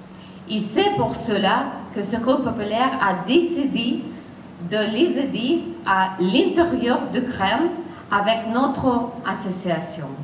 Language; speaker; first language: French; non-native, fluent; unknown